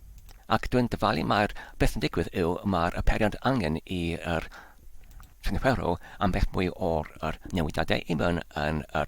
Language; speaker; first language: Welsh; non-native, learner; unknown